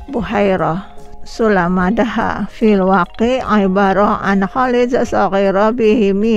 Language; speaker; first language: Arabic; non-native, fluent; Indonesian